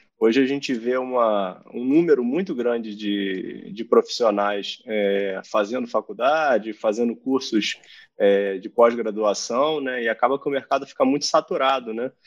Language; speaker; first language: Portuguese; native; Portuguese